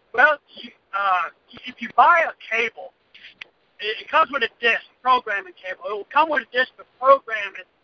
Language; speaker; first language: English; native; English